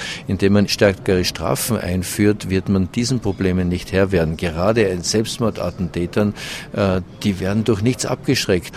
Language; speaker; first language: German; native; German